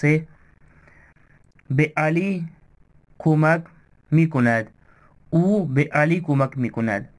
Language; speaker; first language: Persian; non-native, fluent; Urdu